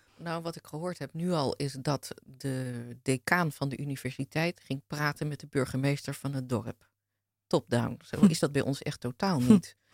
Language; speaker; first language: Dutch; native; Dutch